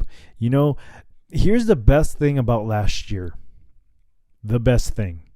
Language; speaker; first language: English; native; English